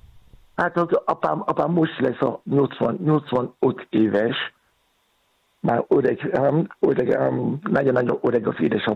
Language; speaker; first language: Hungarian; non-native, learner; Yoruba